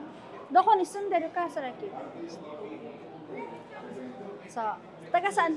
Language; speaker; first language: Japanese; non-native, fluent; Filipino